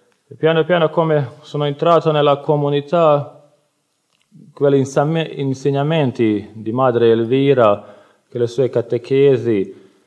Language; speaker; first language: Italian; non-native, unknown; Bosnian